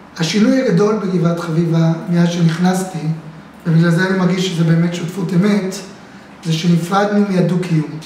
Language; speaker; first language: Hebrew; native; Hebrew